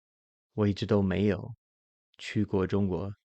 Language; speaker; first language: Chinese; non-native, fluent; English